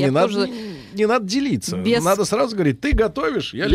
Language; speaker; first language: Russian; native; Russian